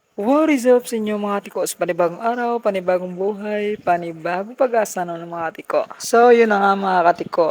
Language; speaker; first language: Filipino; non-native, local second language; Hiligaynon